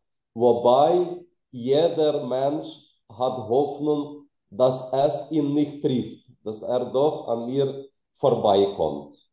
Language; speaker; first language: German; non-native, fluent; Ukrainian